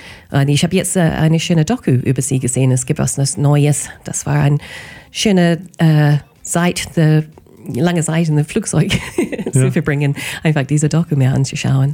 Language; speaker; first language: German; non-native, fluent; English